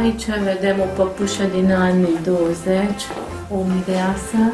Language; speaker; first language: Romanian; non-native, local second language; Hungarian